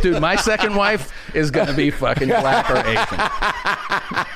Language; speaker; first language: English; early bilingual, other home language; Spanish